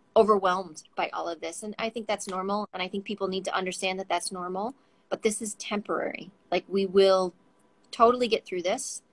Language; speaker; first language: English; native; English